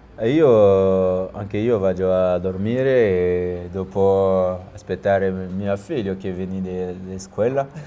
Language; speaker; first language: Italian; non-native, learner; French